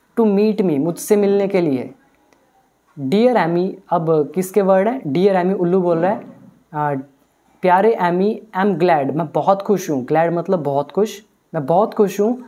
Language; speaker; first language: Hindi; native; Hindi